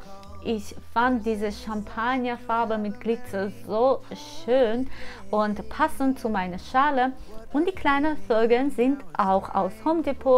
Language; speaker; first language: German; non-native, fluent; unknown